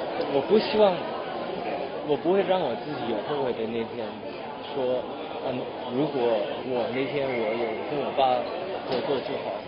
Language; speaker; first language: Chinese; non-native, local second language; Cantonese